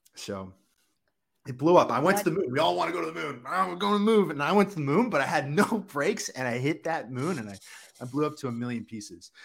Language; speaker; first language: English; native; English